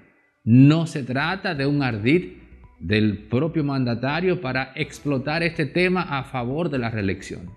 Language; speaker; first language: Spanish; native; Spanish